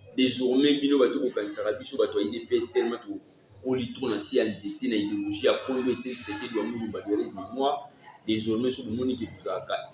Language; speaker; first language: Lingala; native; Lingala